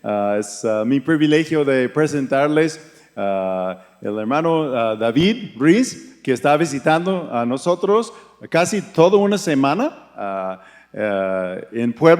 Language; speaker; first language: Spanish; non-native, fluent; English